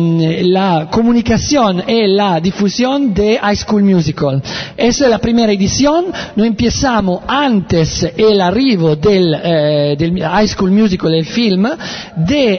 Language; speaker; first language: Spanish; non-native, learner; Italian